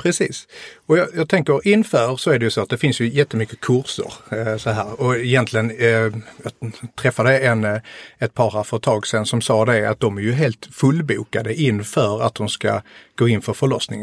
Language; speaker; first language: Swedish; native; Swedish